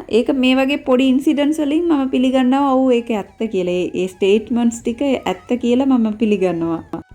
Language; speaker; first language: Sinhala; non-native, local second language; Tamil